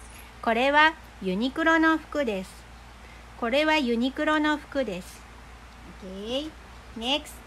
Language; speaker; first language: Japanese; non-native, fluent; Filipino